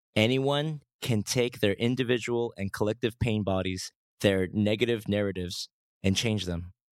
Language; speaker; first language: English; native; English